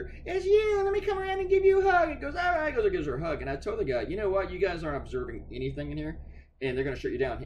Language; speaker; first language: English; native; English